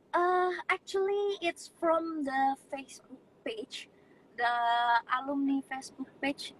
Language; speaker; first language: English; non-native, fluent; Indonesian